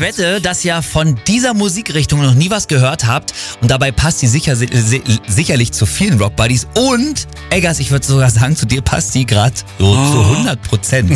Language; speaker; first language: German; native; German